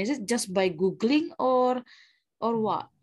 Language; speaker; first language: English; non-native, fluent; Indonesian